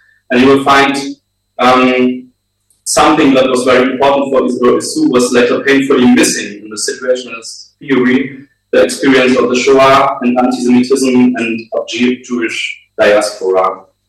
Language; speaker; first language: English; non-native, fluent; German